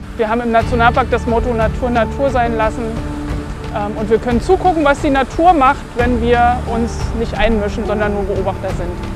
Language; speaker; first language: German; native; German